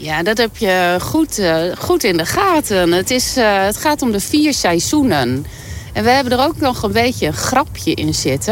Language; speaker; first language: Dutch; native; Dutch